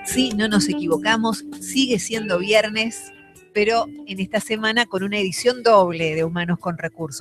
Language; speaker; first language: Spanish; native; Spanish